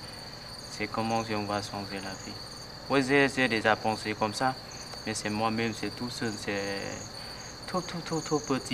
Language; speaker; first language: French; non-native, learner; Vietnamese